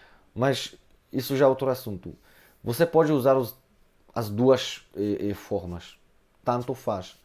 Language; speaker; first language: Portuguese; non-native, fluent; Hebrew